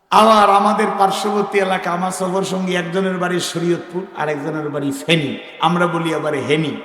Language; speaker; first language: Bangla; native; Bangla